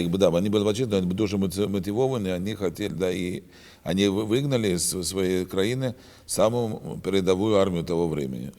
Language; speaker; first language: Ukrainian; non-native, learner; Russian